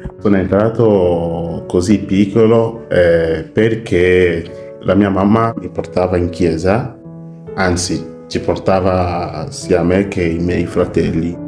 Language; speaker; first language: Italian; non-native, fluent; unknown